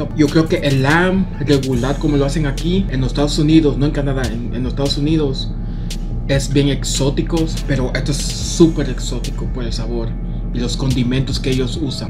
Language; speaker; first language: Spanish; early bilingual, other home language; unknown